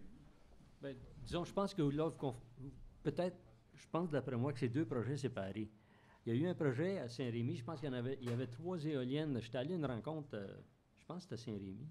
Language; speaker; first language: French; native; French